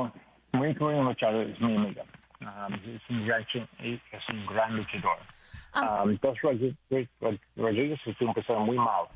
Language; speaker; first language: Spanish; non-native, learner; English